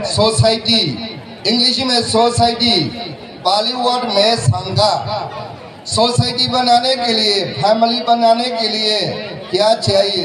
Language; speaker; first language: Hindi; non-native, learner; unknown